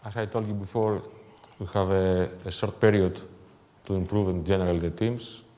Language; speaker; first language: English; non-native, fluent; Greek